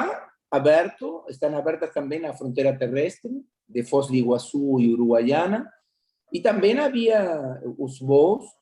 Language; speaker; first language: Portuguese; non-native, fluent; Spanish